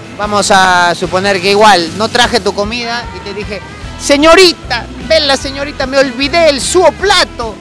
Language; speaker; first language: Spanish; native; Spanish